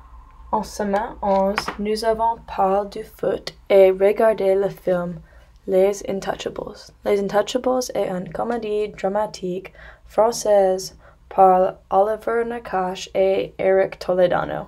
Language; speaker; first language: French; non-native, learner; English